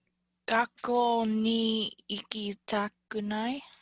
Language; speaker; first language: Japanese; non-native, learner; English